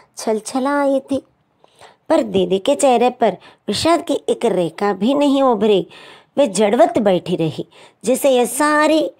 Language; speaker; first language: Hindi; non-native, local second language; Telugu